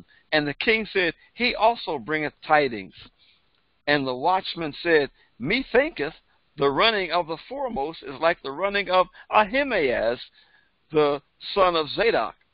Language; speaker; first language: English; native; English